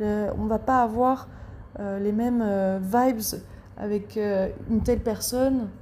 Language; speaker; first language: French; native; French